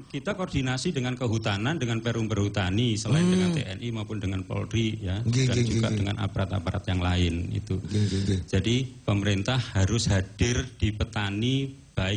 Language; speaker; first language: Indonesian; non-native, local second language; Javanese